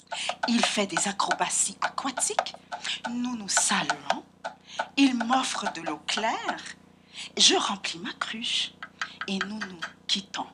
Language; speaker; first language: French; non-native, local second language; Haitian Creole